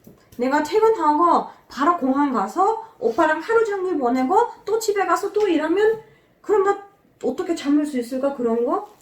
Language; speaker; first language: Korean; non-native, fluent; Macedonian